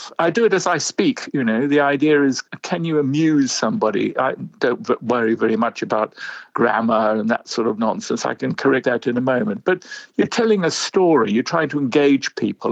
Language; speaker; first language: English; native; English